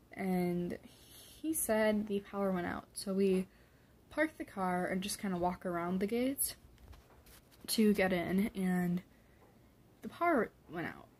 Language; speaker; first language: English; native; English